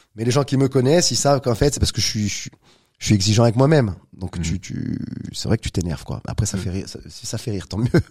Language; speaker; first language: French; native; French